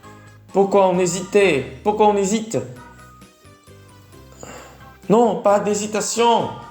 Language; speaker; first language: French; non-native, learner; Vietnamese